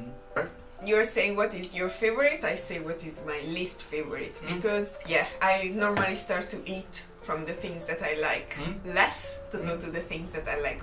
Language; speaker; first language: English; non-native, fluent; Italian